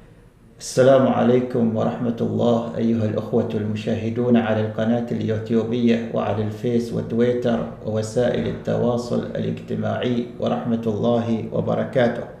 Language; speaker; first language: Arabic; native; Arabic